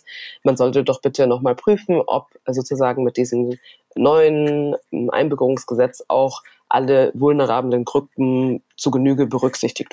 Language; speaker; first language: German; native; German